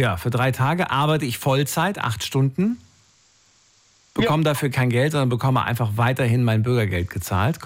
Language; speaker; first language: German; native; German